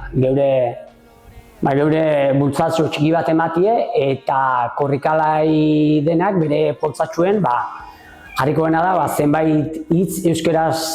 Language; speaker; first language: Basque; native; Basque